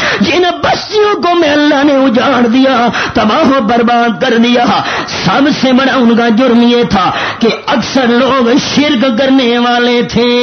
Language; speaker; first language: Urdu; non-native, local second language; Punjabi